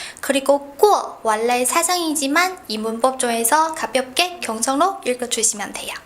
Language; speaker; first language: Korean; non-native, fluent; Chinese